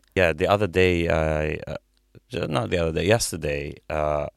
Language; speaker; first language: English; non-native, fluent; Arabic